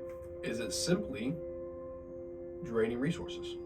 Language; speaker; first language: English; native; English